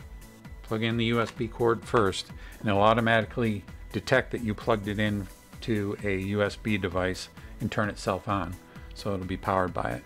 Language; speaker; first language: English; native; English